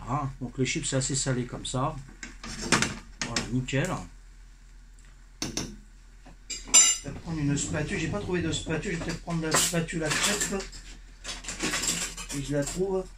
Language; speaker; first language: French; native; French